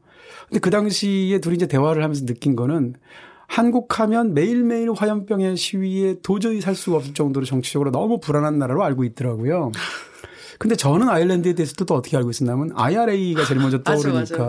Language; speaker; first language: Korean; native; Korean